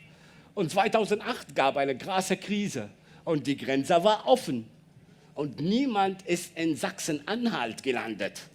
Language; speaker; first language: German; non-native, learner; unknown